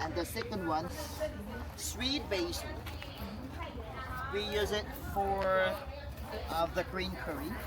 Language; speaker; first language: English; non-native, learner; Thai